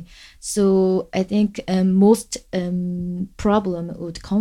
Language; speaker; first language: English; non-native, fluent; Korean